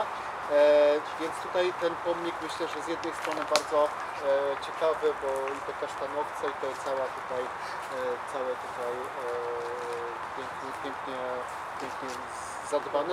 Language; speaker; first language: Polish; native; Polish